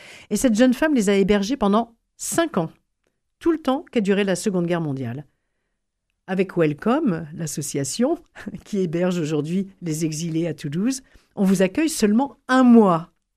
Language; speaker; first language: French; native; French